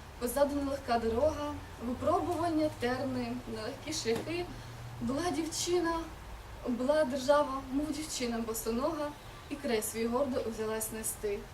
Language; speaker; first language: Ukrainian; non-native, local second language; Russian